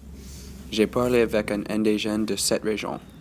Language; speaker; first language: French; non-native, learner; English